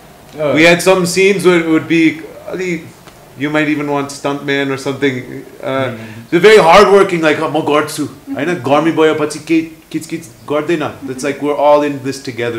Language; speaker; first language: Nepali; non-native, learner; English